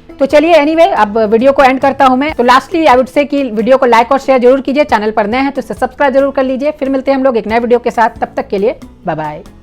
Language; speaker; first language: Hindi; native; Hindi